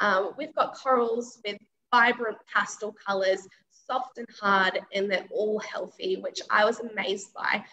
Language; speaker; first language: English; native; English